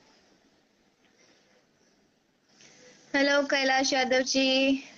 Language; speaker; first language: Hindi; native; Hindi